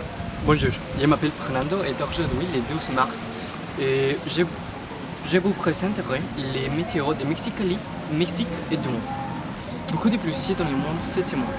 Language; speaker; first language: French; non-native, learner; Spanish